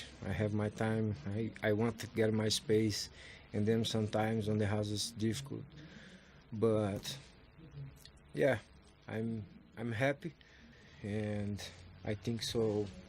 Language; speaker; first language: English; non-native, learner; Portuguese